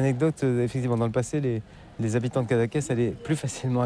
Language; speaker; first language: French; native; French